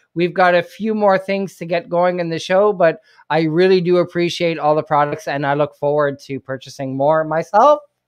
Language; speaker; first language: English; native; English